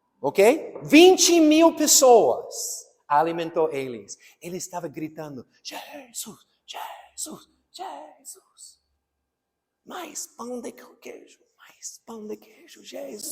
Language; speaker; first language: Portuguese; non-native, fluent; English